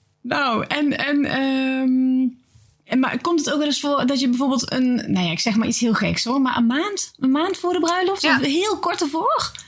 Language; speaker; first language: Dutch; native; Dutch